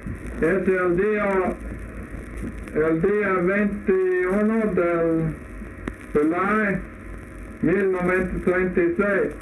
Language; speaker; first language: Spanish; non-native, learner; English